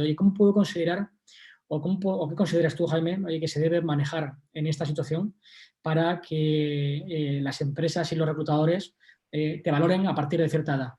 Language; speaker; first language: Spanish; native; Spanish